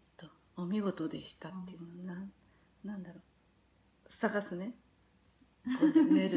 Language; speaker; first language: Japanese; native; Japanese